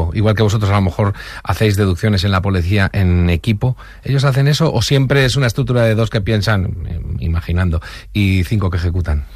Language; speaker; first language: Spanish; native; Spanish